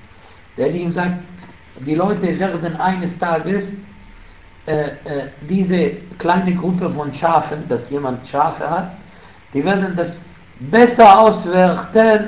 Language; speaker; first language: German; non-native, fluent; Arabic